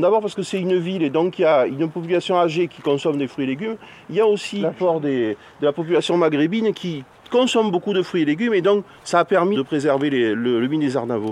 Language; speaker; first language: French; native; French